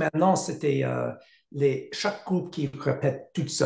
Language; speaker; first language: French; non-native, learner; English